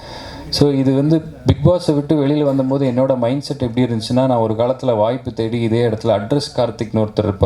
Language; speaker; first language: Tamil; native; Tamil